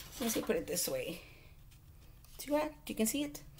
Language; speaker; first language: English; native; English